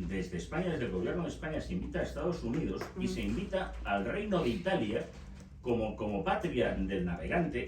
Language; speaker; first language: Spanish; native; Spanish